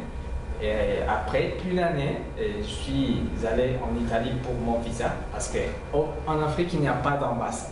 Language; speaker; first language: French; non-native, local second language; Rundi